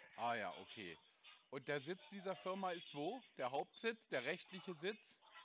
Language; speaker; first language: German; native; German